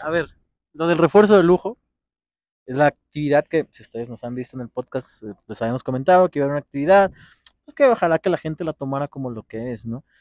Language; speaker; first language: Spanish; native; Spanish